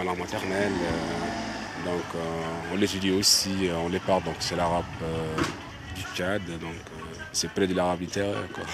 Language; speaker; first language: French; non-native, local second language; Arabic